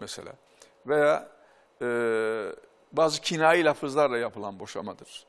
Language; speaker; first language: Turkish; native; Turkish